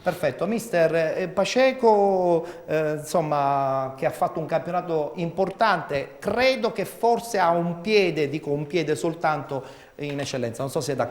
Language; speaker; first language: Italian; native; Italian